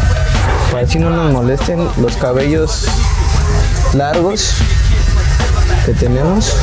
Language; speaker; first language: Spanish; native; Spanish